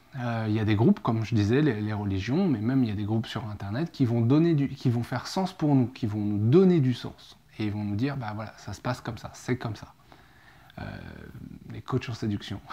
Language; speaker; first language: French; native; French